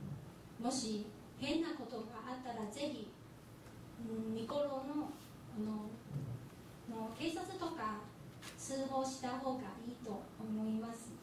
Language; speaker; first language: Japanese; non-native, fluent; Chinese